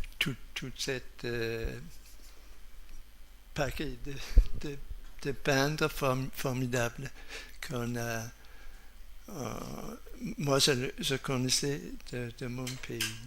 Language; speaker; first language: French; non-native, fluent; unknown